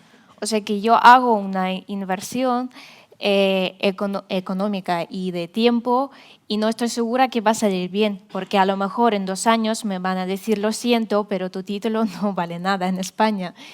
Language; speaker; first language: Spanish; non-native, fluent; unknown